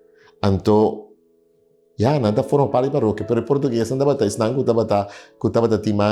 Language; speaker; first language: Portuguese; early bilingual, heritage; Portuguese